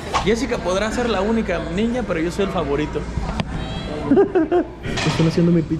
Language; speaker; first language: Spanish; native; Spanish